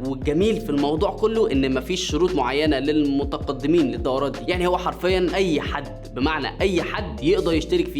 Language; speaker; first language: Arabic; native; Arabic